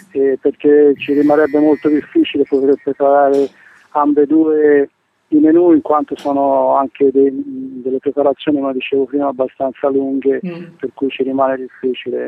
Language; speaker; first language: Italian; native; Italian